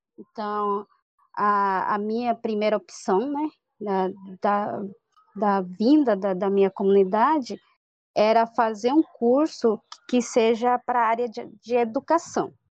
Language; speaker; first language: Portuguese; non-native, local second language; Guarani